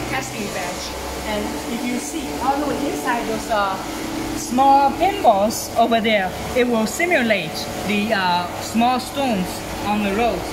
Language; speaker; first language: English; non-native, learner; Chinese